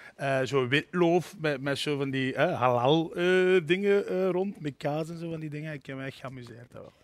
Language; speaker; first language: Dutch; native; Dutch